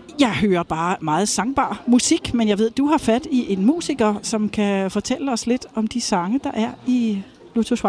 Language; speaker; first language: Danish; native; Danish